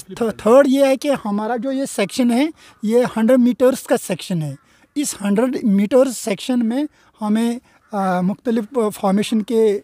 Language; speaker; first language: Urdu; non-native, local second language; Kashmiri